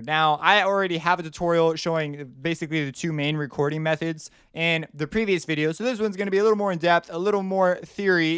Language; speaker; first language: English; native; English